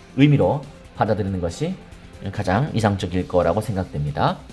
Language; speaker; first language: Korean; native; Korean